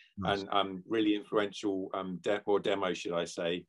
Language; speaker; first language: English; native; English